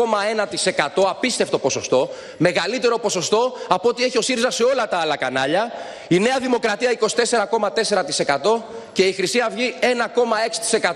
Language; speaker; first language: Greek; native; Greek